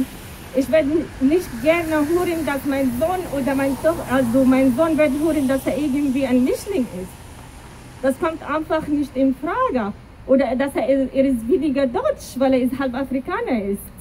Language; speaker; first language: German; non-native, fluent; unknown